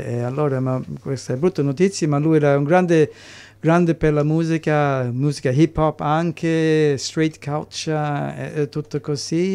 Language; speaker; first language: Italian; early bilingual, heritage; English